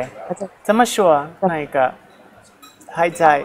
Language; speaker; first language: Chinese; non-native, learner; English